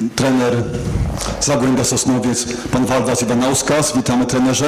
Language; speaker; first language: Polish; native; Polish